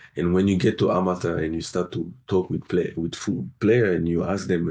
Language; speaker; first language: English; non-native, fluent; French